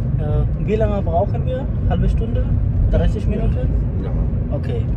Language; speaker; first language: German; non-native, learner; Bangla